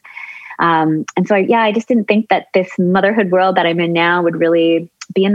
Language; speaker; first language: English; native; English